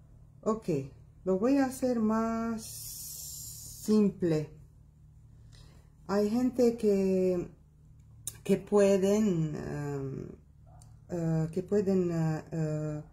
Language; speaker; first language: Spanish; non-native, fluent; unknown